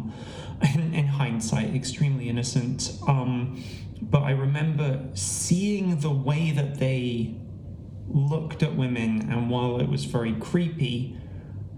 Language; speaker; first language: English; native; English